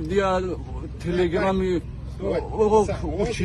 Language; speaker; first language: Russian; non-native, learner; Tajik